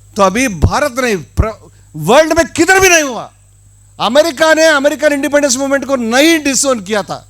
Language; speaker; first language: Hindi; non-native, local second language; Telugu